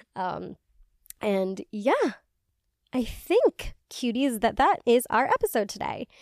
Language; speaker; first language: English; native; English